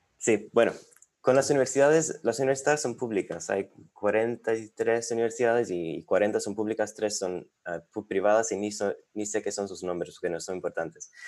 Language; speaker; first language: Spanish; non-native, fluent; English